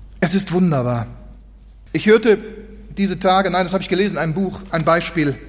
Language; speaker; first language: German; native; German